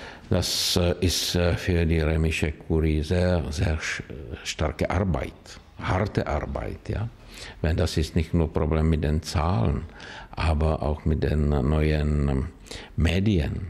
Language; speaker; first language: German; non-native, learner; Czech